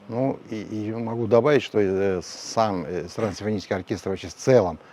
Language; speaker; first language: Russian; non-native, local second language; Kazakh